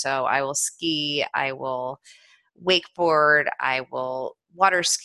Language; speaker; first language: English; native; English